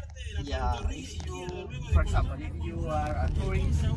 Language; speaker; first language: English; non-native, learner; Spanish